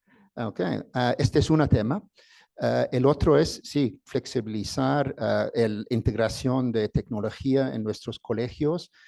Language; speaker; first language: Spanish; non-native, fluent; English